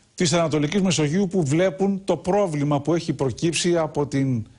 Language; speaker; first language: Greek; native; Greek